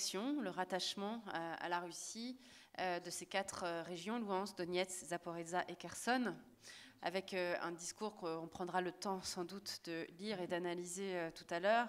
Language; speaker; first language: French; native; French